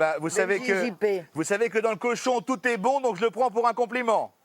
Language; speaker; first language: French; native; French